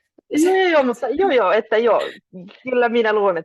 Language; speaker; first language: Finnish; non-native, local second language; Swedish